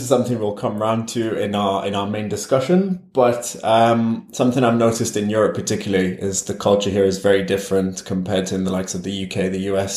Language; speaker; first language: English; native; English